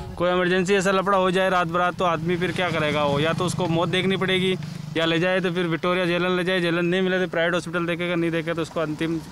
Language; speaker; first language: Hindi; native; Hindi